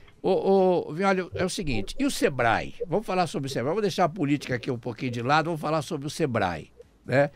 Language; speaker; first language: Portuguese; native; Portuguese